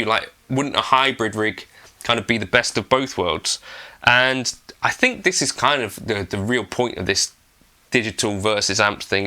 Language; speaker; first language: English; native; English